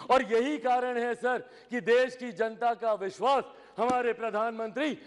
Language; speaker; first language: Hindi; native; Hindi